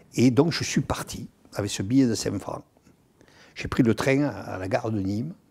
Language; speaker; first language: French; native; French